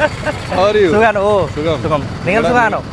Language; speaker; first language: Malayalam; non-native, learner; Bangla